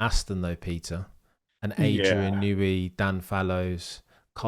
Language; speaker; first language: English; native; English